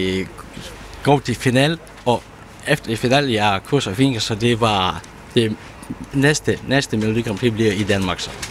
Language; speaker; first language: Danish; non-native, learner; Ukrainian